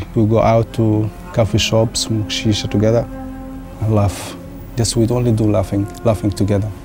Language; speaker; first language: English; non-native, learner; Arabic